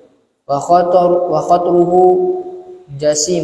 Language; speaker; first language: Arabic; non-native, learner; Indonesian